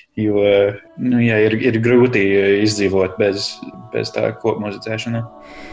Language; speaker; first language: Latvian; non-native, fluent; English